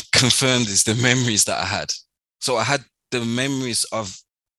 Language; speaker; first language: English; native; English